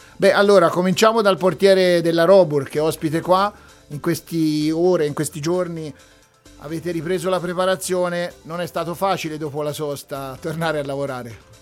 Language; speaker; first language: Italian; native; Italian